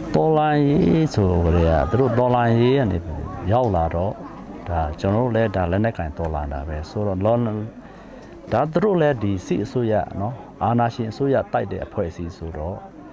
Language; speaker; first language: Burmese; non-native, local second language; Shwe Palaung